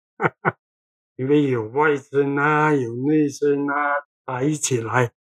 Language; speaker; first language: Chinese; non-native, local second language; Cantonese